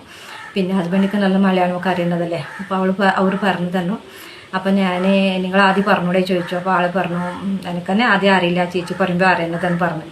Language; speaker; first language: Malayalam; non-native, local second language; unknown